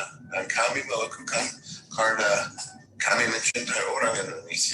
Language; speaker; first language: Indonesian; non-native, fluent; English